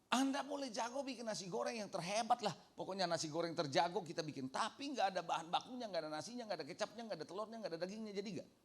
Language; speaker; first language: Indonesian; native; Indonesian